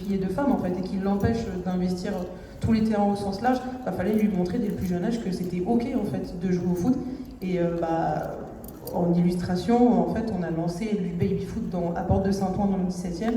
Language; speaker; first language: French; native; French